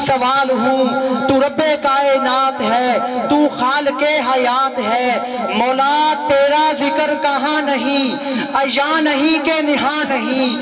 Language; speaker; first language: Urdu; non-native, local second language; Punjabi